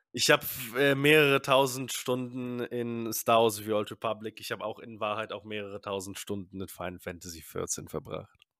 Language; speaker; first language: German; early bilingual, other home language; Polish